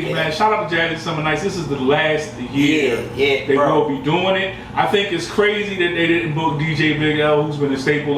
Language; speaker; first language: English; native; English